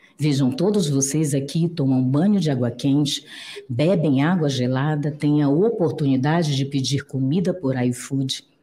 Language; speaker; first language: Portuguese; native; Portuguese